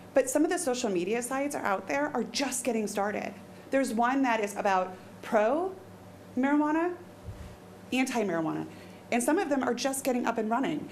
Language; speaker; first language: English; native; English